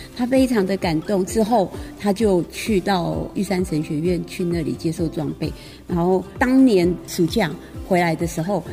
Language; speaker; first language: Chinese; native; Chinese